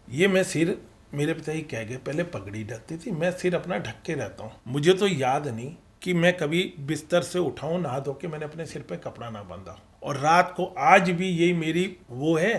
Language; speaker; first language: Hindi; non-native, local second language; Punjabi